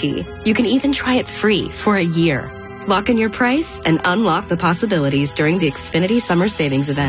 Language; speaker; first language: English; native; English